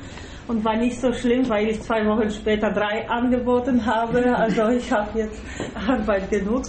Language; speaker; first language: German; non-native, fluent; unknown